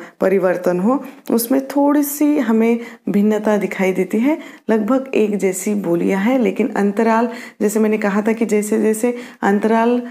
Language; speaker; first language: Hindi; non-native, local second language; Marathi